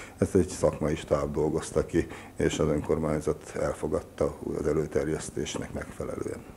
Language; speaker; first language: Hungarian; native; Hungarian